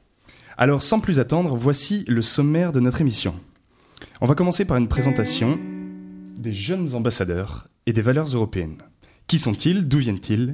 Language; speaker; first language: French; native; French